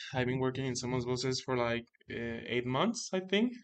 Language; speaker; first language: English; non-native, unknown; Spanish